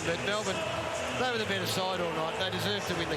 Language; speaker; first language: English; native; English